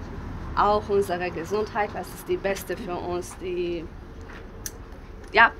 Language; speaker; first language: German; non-native, learner; Bosnian